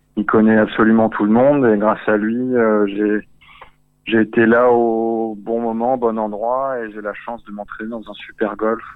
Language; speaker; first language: French; native; French